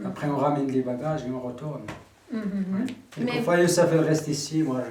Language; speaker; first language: French; non-native, learner; Central Atlas Tamazight